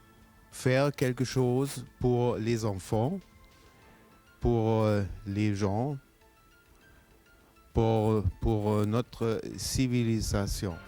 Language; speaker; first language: French; non-native, learner; German